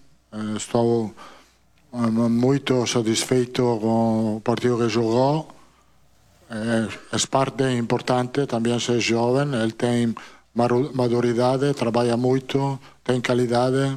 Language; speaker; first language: Portuguese; non-native, fluent; Italian